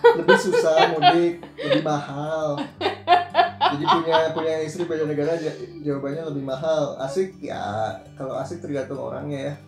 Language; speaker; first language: Indonesian; native; Indonesian